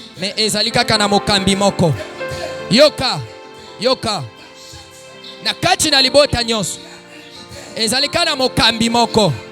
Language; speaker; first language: Lingala; native; Lingala